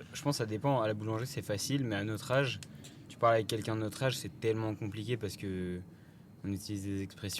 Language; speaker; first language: French; native; French